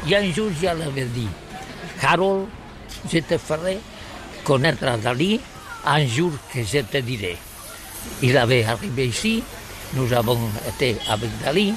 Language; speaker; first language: French; non-native, learner; Catalan